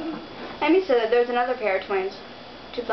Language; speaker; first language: English; native; English